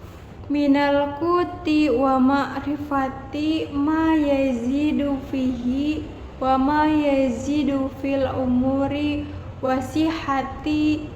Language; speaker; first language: Arabic; non-native, learner; Indonesian